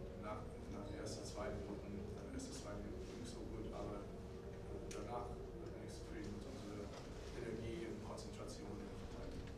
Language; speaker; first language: German; non-native, learner; English